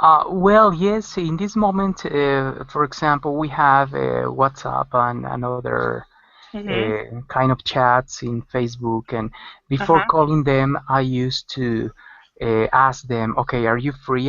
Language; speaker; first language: English; non-native, learner; Spanish